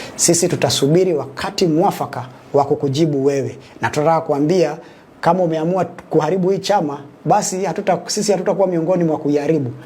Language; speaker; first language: Swahili; native; Swahili